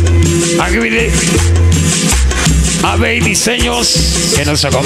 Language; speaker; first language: Spanish; native; Spanish